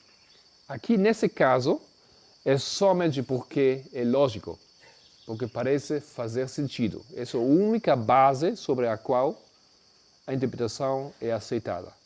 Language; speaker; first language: Portuguese; non-native, fluent; Spanish